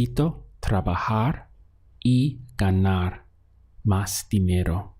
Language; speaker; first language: Spanish; non-native, fluent; English